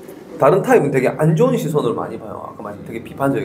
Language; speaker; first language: Korean; native; Korean